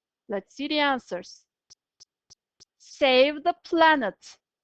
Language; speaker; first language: English; non-native, fluent; Turkish